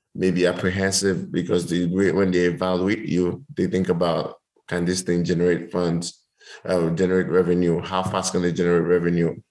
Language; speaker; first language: English; non-native, local second language; Yoruba